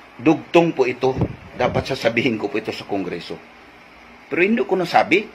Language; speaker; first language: Filipino; non-native, local second language; Cebuano